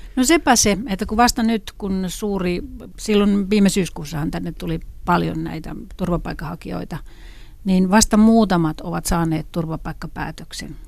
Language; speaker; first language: Finnish; native; Finnish